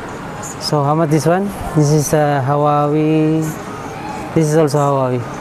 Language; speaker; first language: English; non-native, learner; Filipino